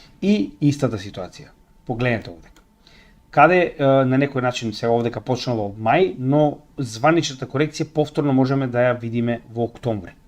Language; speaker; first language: Macedonian; native; Macedonian